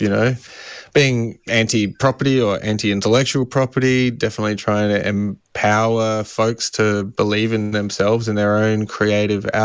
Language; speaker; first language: English; native; English